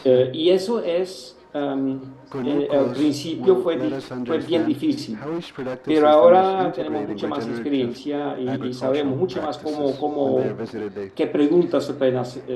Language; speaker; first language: Spanish; non-native, fluent; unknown